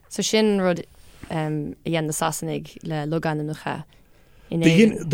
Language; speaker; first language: Irish; non-native, local second language; English